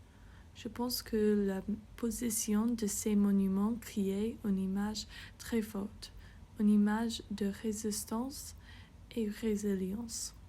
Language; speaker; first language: French; non-native, fluent; English